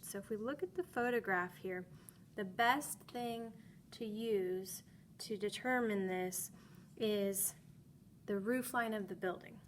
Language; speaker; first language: English; native; English